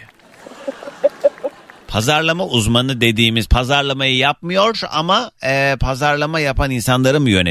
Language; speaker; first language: Turkish; native; Turkish